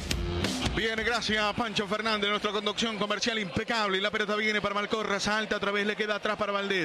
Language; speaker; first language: Spanish; native; Spanish